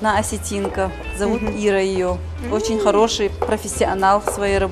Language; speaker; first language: Russian; native; Russian